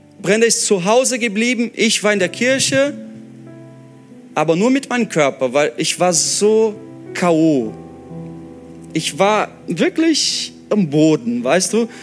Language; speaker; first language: German; non-native, fluent; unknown